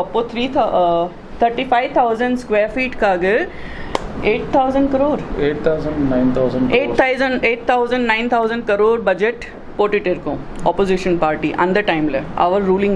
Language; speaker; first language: Tamil; non-native, learner; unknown